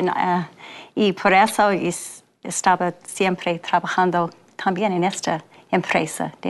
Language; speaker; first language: Spanish; non-native, fluent; English